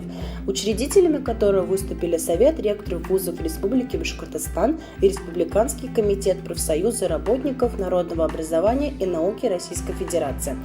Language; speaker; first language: Russian; native; Russian